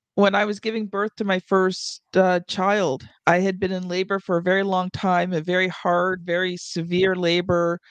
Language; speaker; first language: English; native; English